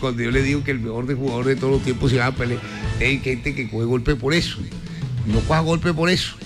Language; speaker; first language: Spanish; native; Spanish